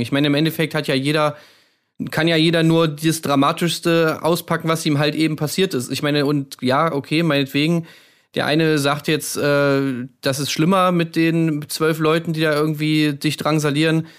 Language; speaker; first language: German; native; German